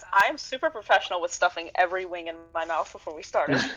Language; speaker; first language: English; native; English